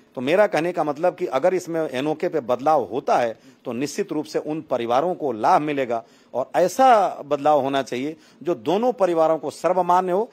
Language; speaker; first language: Hindi; native; Hindi